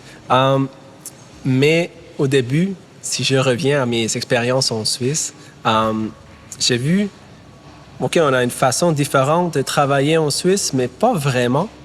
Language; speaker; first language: French; non-native, fluent; German